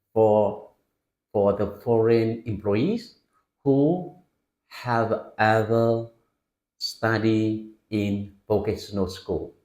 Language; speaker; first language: English; non-native, fluent; Vietnamese